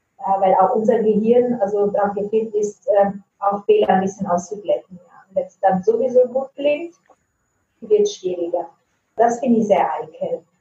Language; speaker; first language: German; non-native, fluent; Italian